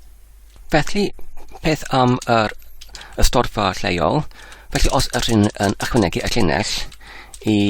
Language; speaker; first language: Welsh; non-native, learner; English